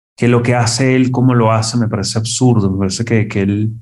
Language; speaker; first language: Spanish; native; Spanish